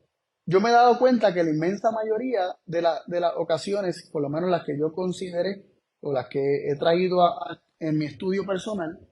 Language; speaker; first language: Spanish; native; Spanish